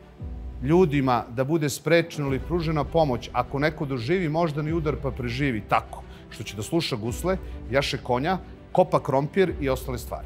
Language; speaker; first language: Serbian; native; Serbian